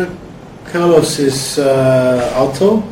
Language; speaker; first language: Spanish; non-native, learner; English